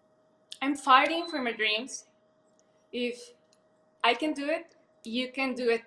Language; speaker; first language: English; non-native, fluent; Spanish